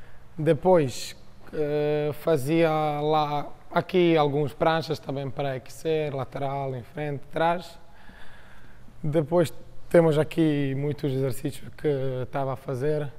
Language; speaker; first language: Portuguese; non-native, fluent; Croatian